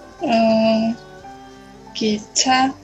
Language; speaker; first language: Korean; non-native, learner; Chinese